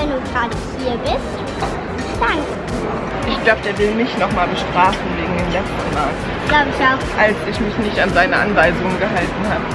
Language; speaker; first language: German; native; German